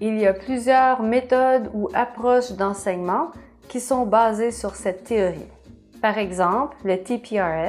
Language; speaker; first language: French; native; French